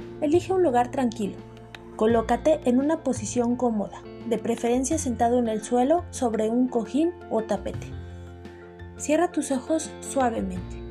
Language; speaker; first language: Spanish; native; Spanish